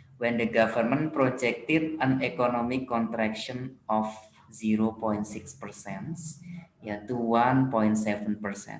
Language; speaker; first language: English; non-native, fluent; Indonesian